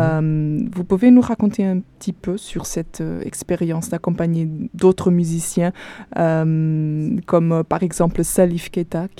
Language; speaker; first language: French; non-native, fluent; Portuguese